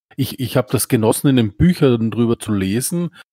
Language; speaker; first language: German; native; German